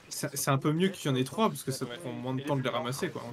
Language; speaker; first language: French; native; French